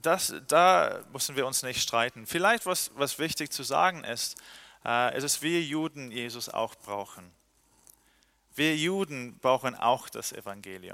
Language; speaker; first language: German; non-native, fluent; English